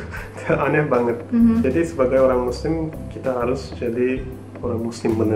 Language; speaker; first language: Indonesian; non-native, fluent; Turkish